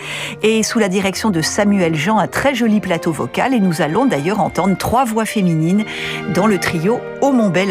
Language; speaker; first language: French; native; French